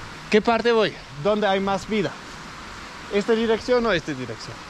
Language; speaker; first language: Spanish; non-native, learner; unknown